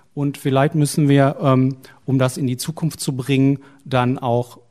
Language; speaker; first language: German; native; German